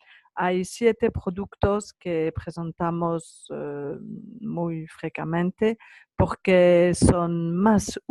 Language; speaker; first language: Spanish; non-native, learner; French